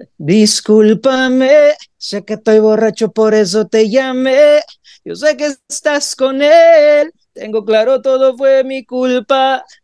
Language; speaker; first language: Spanish; early bilingual, heritage; Spanish